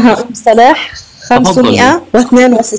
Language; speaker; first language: Arabic; native; Arabic